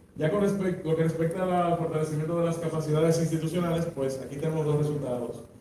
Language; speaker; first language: Spanish; native; Spanish